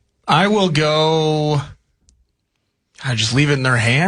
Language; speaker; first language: English; native; English